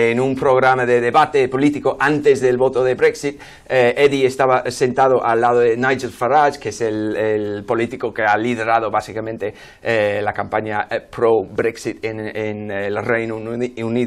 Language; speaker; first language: Spanish; non-native, fluent; English